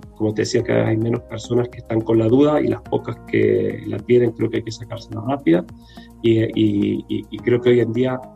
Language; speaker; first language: Spanish; native; Spanish